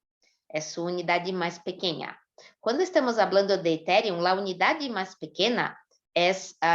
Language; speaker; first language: Spanish; non-native, fluent; Portuguese